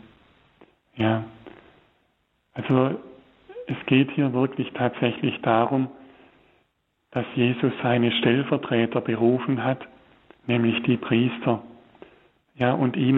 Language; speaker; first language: German; native; German